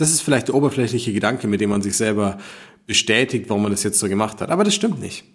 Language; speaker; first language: German; native; German